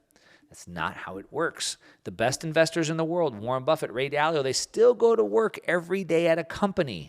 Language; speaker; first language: English; native; English